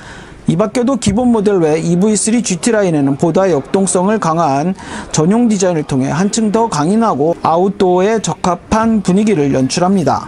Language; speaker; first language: Korean; native; Korean